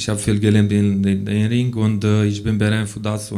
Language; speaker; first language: German; non-native, learner; Romanian